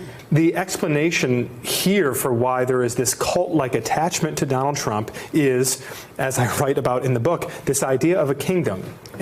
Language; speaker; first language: English; native; English